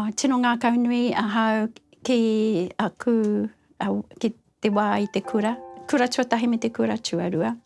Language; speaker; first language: Māori; native; Māori